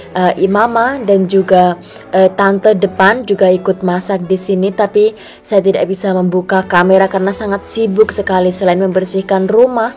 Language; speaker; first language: Indonesian; non-native, local second language; Javanese